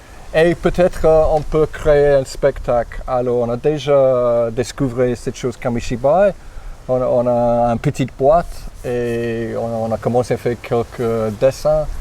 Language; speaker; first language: French; non-native, fluent; English